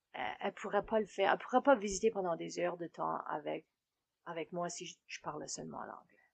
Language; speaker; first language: French; native; French